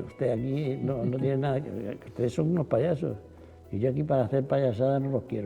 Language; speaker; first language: Spanish; native; Spanish